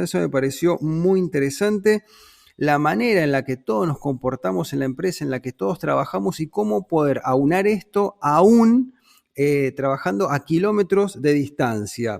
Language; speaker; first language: Spanish; native; Spanish